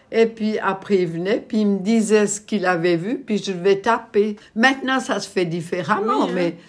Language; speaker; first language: French; native; French